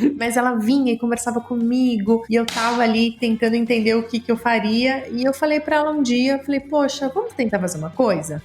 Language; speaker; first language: Portuguese; native; Portuguese